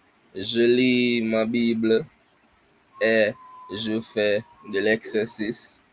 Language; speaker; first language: French; non-native, learner; English